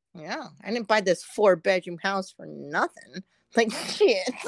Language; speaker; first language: English; native; English